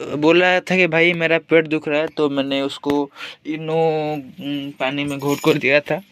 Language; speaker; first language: Hindi; non-native, local second language; Odia